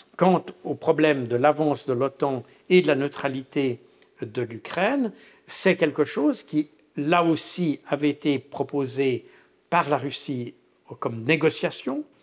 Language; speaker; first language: French; native; French